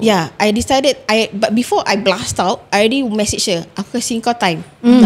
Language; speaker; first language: English; non-native, local second language; Malay